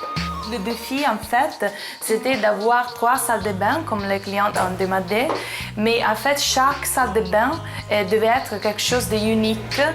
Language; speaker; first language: French; non-native, fluent; Italian